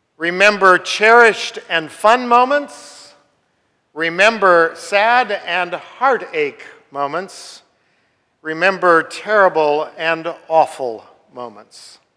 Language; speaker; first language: English; native; English